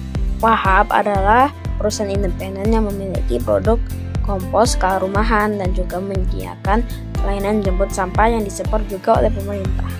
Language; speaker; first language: Indonesian; native; Indonesian